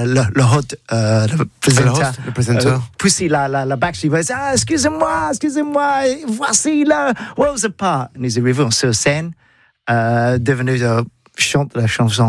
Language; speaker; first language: French; non-native, learner; English